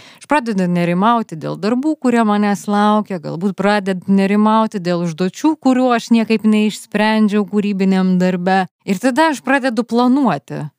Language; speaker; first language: Lithuanian; native; Lithuanian